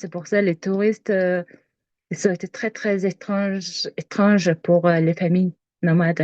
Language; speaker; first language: French; non-native, learner; Mongolian